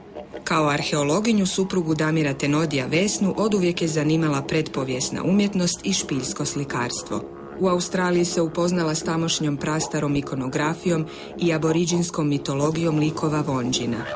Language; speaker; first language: Croatian; native; Croatian